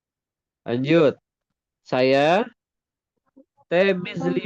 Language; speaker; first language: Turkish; non-native, fluent; Indonesian